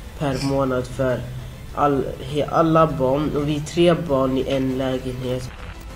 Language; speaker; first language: Swedish; early bilingual, other home language; Arabic